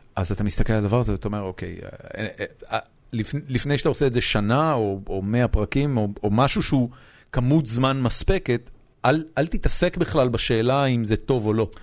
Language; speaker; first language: Hebrew; native; Hebrew